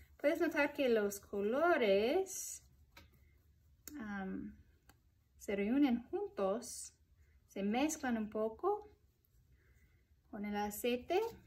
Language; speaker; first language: Spanish; non-native, fluent; English